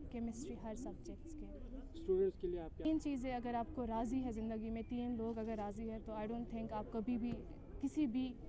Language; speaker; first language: Hindi; non-native, local second language; Kashmiri